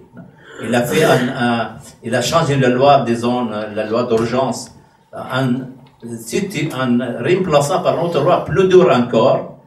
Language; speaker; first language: French; non-native, fluent; Arabic